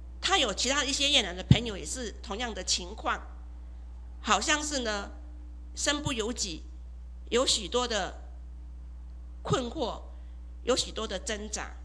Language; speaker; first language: Chinese; native; Chinese